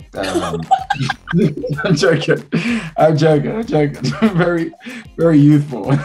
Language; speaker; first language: English; native; English